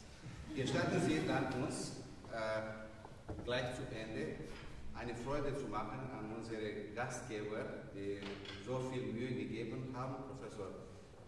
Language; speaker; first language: German; non-native, fluent; Romanian